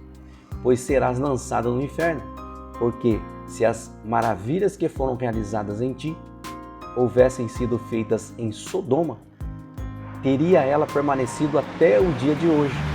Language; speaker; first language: Portuguese; native; Portuguese